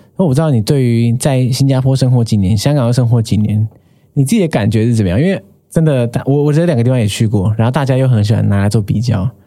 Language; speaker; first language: Chinese; native; Chinese